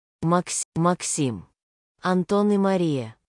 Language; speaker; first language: Russian; non-native, learner; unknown